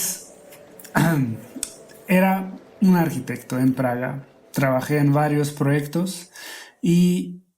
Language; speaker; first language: Spanish; non-native, fluent; Hungarian